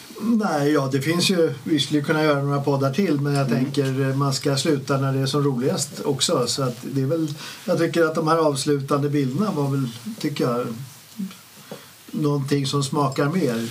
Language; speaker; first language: Swedish; native; Swedish